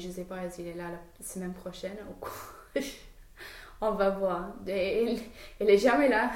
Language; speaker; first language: French; non-native, fluent; English